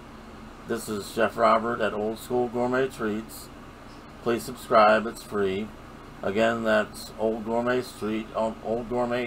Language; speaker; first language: English; native; English